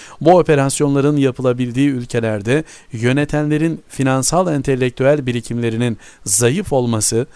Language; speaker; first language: Turkish; native; Turkish